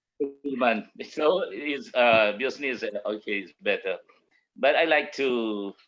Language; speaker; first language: English; non-native, learner; Malay